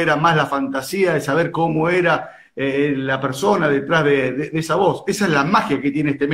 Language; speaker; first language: Spanish; native; Spanish